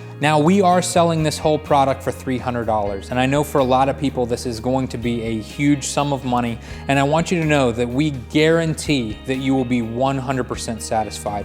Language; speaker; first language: English; native; English